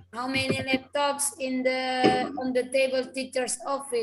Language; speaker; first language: English; non-native, learner; Indonesian